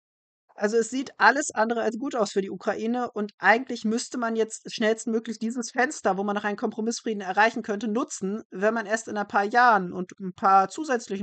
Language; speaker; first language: German; native; German